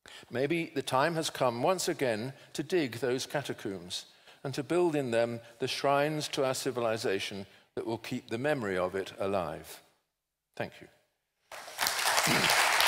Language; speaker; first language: English; native; English